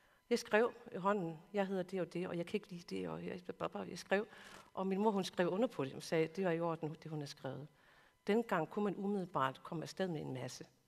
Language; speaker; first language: Danish; non-native, local second language; Kalaallisut